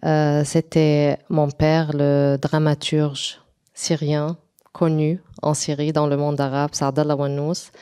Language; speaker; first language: French; non-native, local second language; Arabic